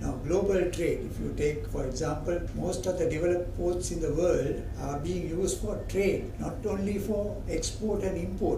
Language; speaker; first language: English; non-native, local second language; Sinhala